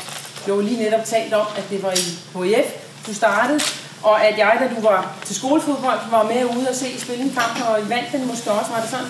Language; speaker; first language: Danish; native; Danish